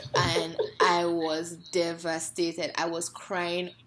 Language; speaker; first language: English; non-native, local second language; Yoruba